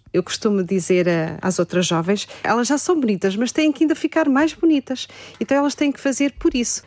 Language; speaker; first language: Portuguese; native; Portuguese